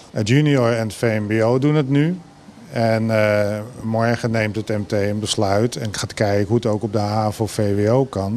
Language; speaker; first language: Dutch; native; Dutch